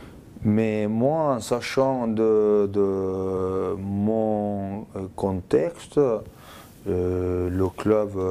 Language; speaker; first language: French; non-native, fluent; Spanish